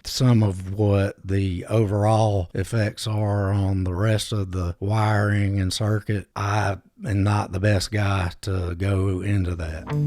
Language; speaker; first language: English; native; English